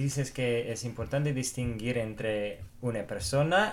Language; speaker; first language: Spanish; non-native, fluent; English